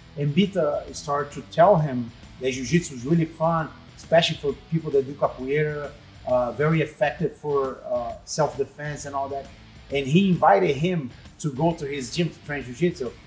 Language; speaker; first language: English; non-native, fluent; Portuguese